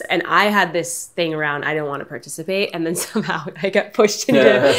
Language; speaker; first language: English; native; English